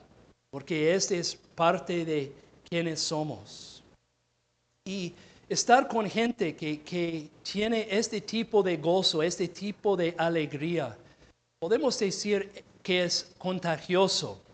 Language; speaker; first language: Spanish; non-native, fluent; English